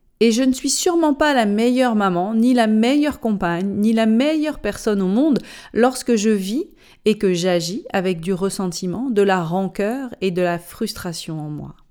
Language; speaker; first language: French; native; French